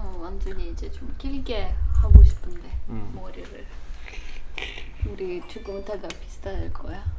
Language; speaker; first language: Korean; non-native, fluent; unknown